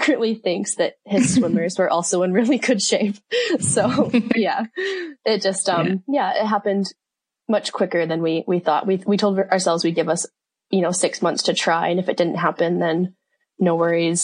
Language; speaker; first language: English; native; English